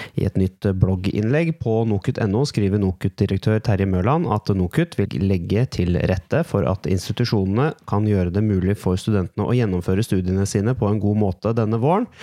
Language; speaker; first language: Norwegian; native; Norwegian